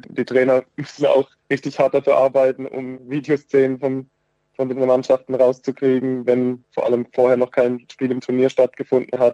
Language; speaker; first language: German; native; German